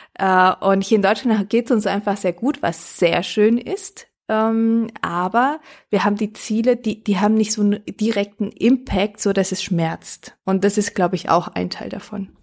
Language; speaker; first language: German; early bilingual, other home language; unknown